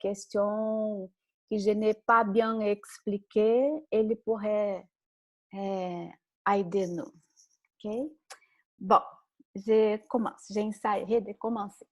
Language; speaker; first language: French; non-native, learner; Portuguese